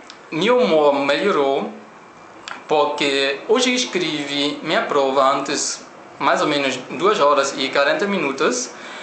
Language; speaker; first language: Portuguese; non-native, learner; German